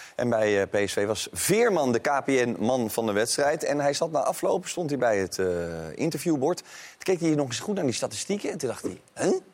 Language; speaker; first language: Dutch; native; Dutch